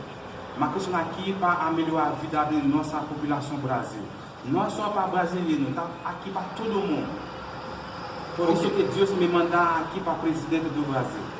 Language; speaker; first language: Portuguese; non-native, learner; Haitian Creole